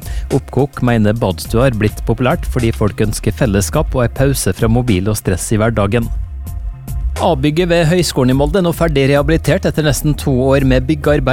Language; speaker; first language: Norwegian; native; Norwegian